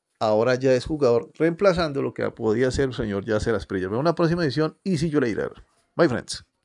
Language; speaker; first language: Spanish; native; Spanish